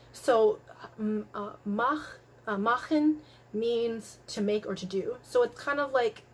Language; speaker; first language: English; native; English